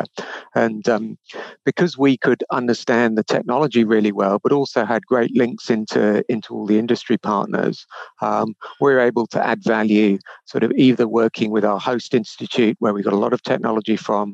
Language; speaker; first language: English; native; English